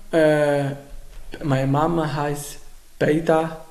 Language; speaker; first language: German; non-native, learner; Arabic